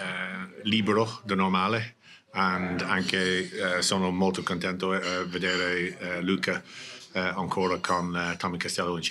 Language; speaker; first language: Italian; non-native, learner; English